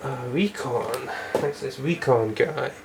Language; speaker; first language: English; native; English